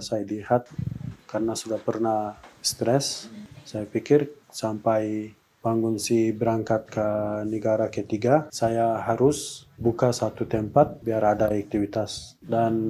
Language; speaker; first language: Indonesian; non-native, learner; Persian